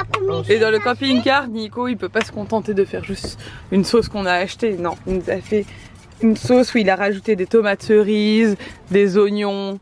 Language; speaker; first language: French; native; French